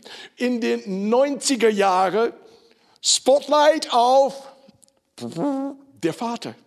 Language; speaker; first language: German; non-native, fluent; Dutch